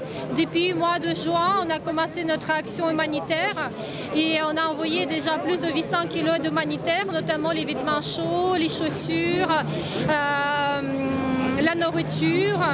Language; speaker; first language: French; non-native, fluent; Russian